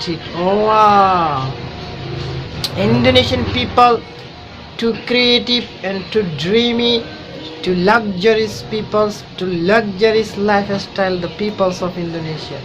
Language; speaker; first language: English; non-native, learner; Bangla